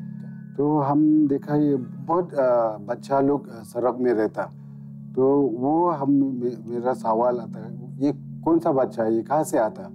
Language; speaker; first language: Hindi; non-native, local second language; Khasi